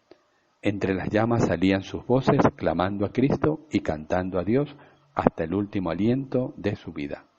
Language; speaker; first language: Spanish; native; Spanish